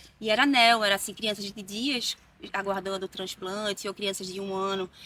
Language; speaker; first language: Portuguese; native; Portuguese